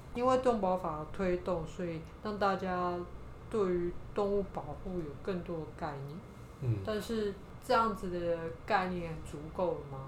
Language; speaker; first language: Chinese; native; Chinese